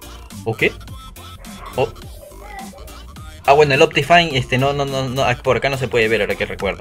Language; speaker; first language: Spanish; native; Spanish